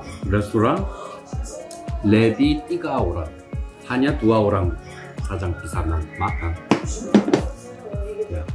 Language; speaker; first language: Indonesian; non-native, learner; Korean